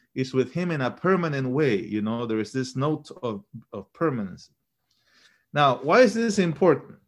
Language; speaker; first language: English; early bilingual, other home language; Spanish